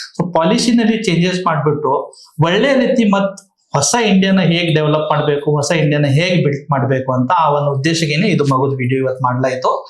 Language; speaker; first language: Kannada; non-native, local second language; Marathi